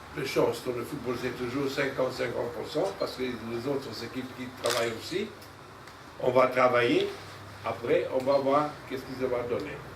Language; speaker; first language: French; non-native, fluent; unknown